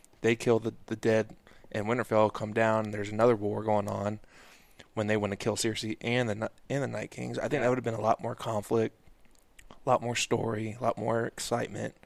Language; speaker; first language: English; native; English